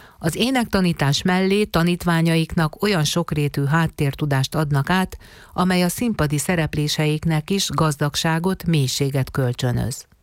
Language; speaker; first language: Hungarian; native; Hungarian